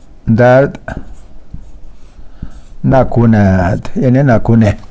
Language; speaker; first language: Persian; non-native, fluent; Urdu